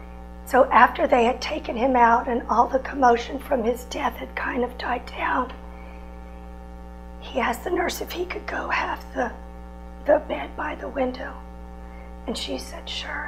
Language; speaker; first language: English; native; English